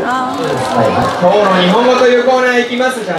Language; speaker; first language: Japanese; native; Japanese